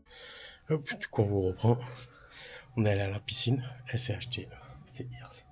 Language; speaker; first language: French; native; French